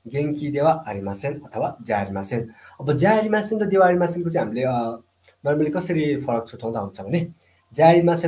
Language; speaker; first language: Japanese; non-native, fluent; Nepali